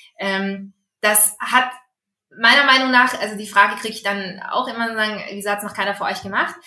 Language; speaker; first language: German; early bilingual, other home language; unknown